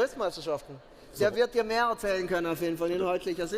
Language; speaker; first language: German; native; German